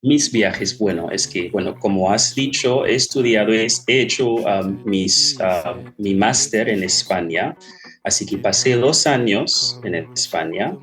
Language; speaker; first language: Spanish; non-native, fluent; English